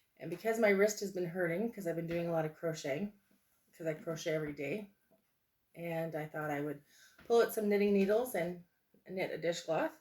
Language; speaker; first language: English; native; English